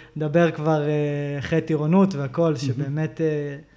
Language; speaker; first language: Hebrew; native; Hebrew